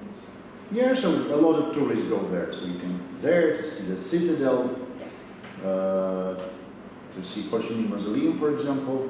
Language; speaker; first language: English; non-native, fluent; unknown